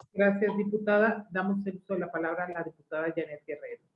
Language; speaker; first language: Spanish; native; Spanish